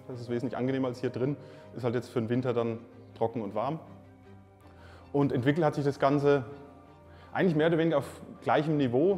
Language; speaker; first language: German; native; German